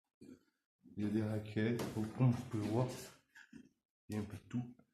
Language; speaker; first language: French; native; French